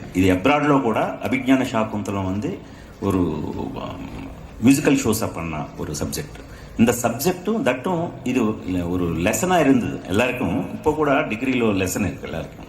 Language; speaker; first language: Tamil; non-native, fluent; Telugu